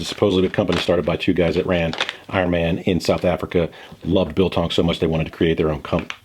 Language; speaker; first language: English; native; English